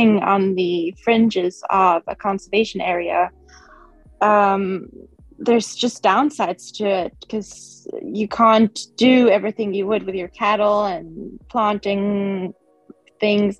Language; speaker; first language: English; non-native, local second language; Swedish